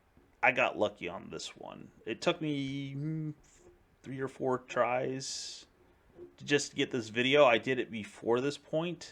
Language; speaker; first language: English; native; English